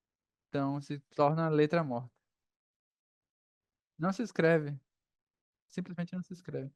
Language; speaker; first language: Portuguese; non-native, fluent; Spanish